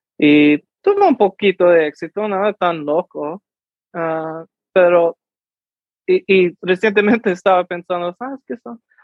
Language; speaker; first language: Spanish; early bilingual, heritage; English